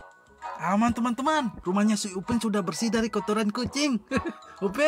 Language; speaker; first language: Indonesian; native; Indonesian